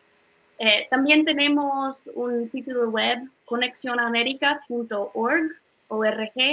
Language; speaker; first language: Spanish; non-native, fluent; English